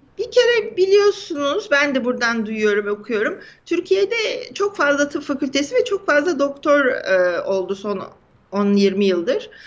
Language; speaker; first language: Turkish; native; Turkish